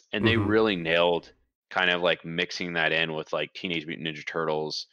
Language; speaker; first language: English; native; English